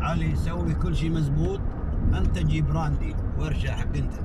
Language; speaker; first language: Arabic; non-native, learner; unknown